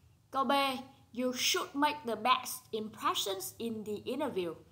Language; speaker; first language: English; non-native, fluent; Vietnamese